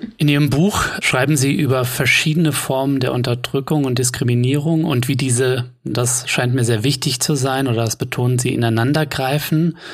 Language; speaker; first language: German; native; German